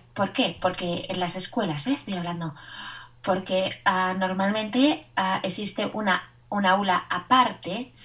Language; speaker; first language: Spanish; native; Spanish